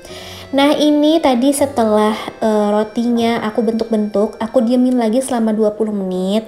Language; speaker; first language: Indonesian; native; Indonesian